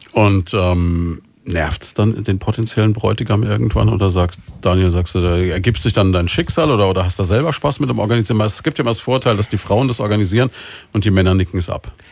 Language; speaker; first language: German; native; German